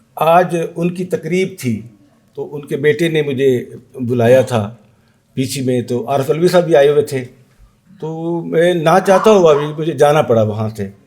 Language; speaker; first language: Urdu; non-native, local second language; Punjabi